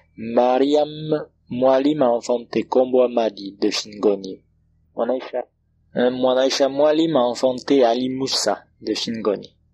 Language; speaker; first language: French; non-native, local second language; Comorian